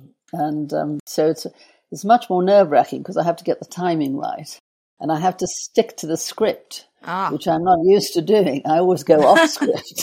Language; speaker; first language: English; native; English